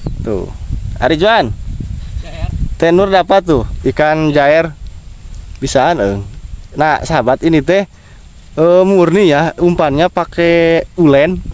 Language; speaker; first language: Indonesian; non-native, local second language; Sundanese